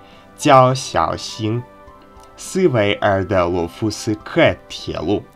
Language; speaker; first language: Chinese; non-native, learner; Russian